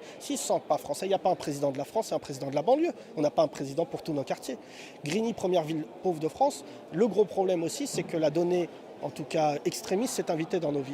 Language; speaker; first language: French; native; French